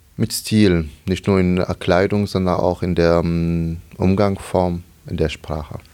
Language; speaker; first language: German; non-native, fluent; Arabic